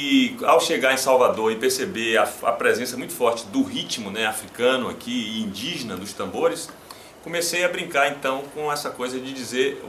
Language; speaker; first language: Portuguese; native; Portuguese